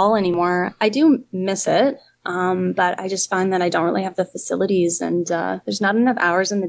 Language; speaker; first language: English; native; English